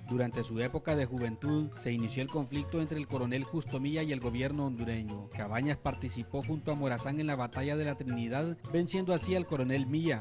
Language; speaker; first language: Spanish; native; Spanish